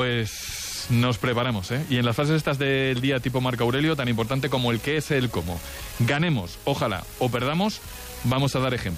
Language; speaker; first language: Spanish; native; Spanish